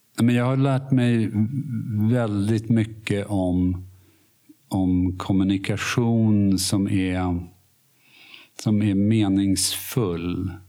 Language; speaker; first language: Swedish; native; Swedish